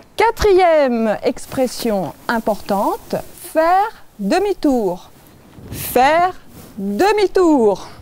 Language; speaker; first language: French; native; French